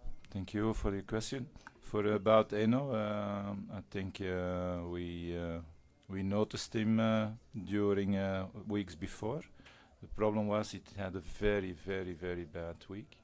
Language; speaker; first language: English; non-native, fluent; Dutch